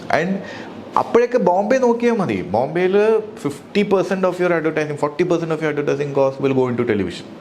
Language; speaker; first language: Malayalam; native; Malayalam